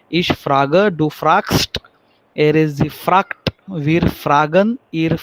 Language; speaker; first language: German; non-native, fluent; Hindi